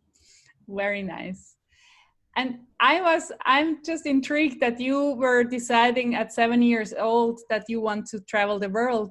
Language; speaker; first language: English; non-native, fluent; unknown